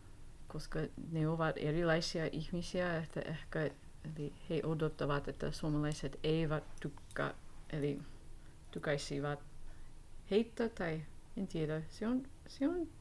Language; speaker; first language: Finnish; non-native, learner; English